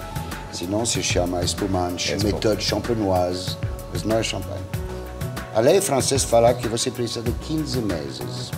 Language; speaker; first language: Portuguese; non-native, fluent; French